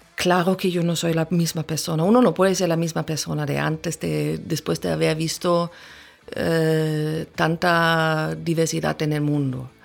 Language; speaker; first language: Spanish; non-native, fluent; German